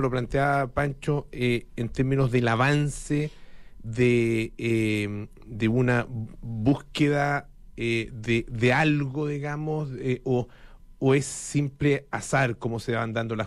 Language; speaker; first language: Spanish; native; Spanish